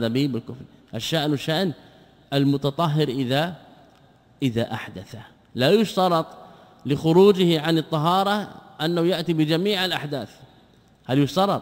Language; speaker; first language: Arabic; native; Arabic